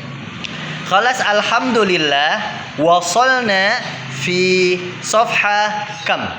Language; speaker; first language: Arabic; non-native, fluent; Indonesian